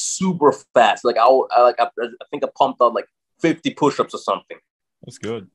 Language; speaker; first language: English; non-native, fluent; German